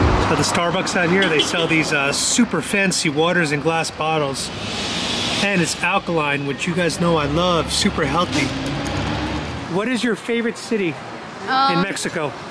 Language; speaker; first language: English; native; English